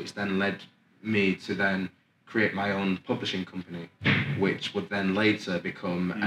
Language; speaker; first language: English; native; English